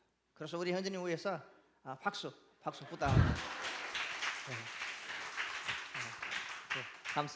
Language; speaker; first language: Korean; non-native, learner; Nepali